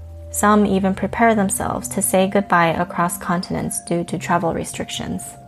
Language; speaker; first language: English; early bilingual, other home language; Korean